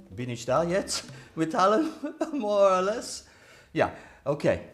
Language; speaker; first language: German; early bilingual, other home language; Italian